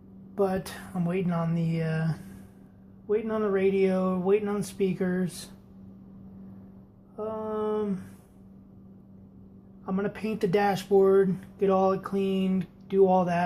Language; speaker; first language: English; native; English